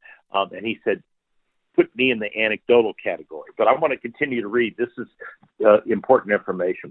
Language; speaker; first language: English; native; English